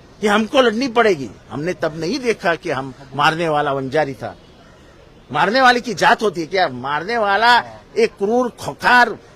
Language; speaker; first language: Hindi; non-native, local second language; Marathi